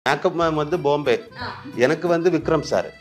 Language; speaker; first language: Tamil; non-native, learner; Malayalam